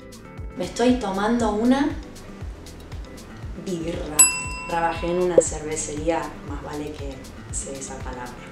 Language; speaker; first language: Spanish; non-native, fluent; English